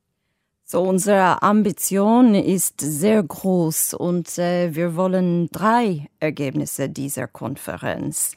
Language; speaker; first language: German; non-native, fluent; English